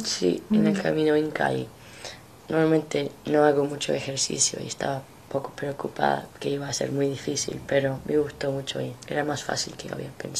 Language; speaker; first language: Spanish; non-native, fluent; English